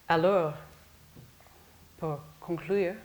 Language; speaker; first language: French; non-native, learner; English